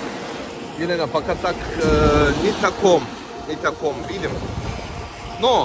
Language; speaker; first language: Russian; non-native, learner; Turkish